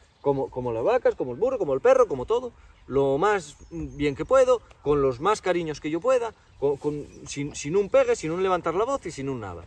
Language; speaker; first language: Spanish; native; Spanish